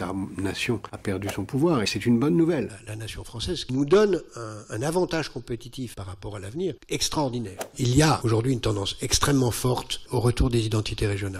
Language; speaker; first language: French; native; French